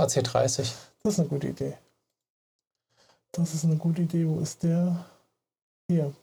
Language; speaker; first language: German; native; German